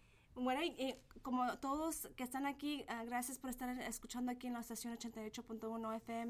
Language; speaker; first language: Spanish; early bilingual, heritage; Spanish